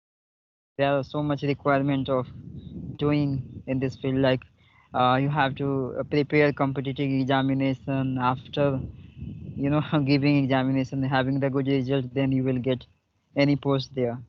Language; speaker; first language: English; non-native, local second language; Hindi